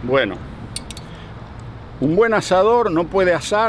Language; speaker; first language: Spanish; native; Spanish